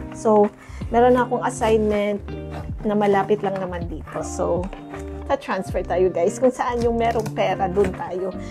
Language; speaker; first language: Filipino; non-native, local second language; Cebuano